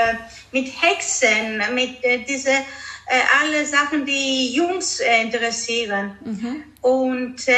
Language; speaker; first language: German; early bilingual, other home language; Greek